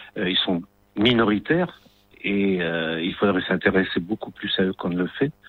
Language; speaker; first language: French; non-native, local second language; Arabic